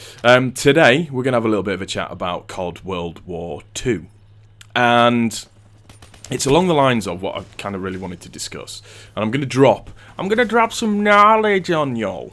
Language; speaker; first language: English; native; English